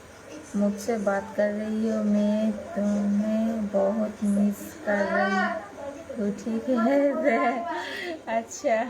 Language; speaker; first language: Hindi; non-native, local second language; Bangla